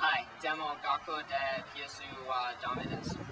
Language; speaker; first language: Japanese; non-native, learner; English